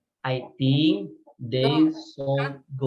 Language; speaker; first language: English; non-native, learner; Indonesian